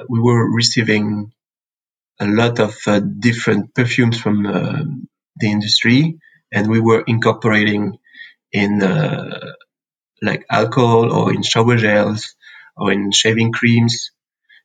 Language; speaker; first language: English; non-native, fluent; French